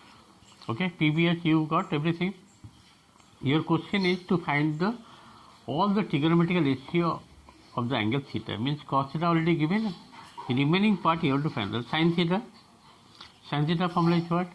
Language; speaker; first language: English; non-native, local second language; Bangla